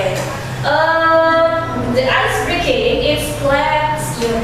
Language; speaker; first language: English; non-native, learner; Indonesian